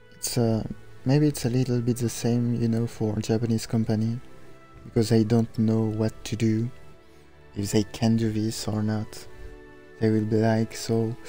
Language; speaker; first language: English; non-native, fluent; French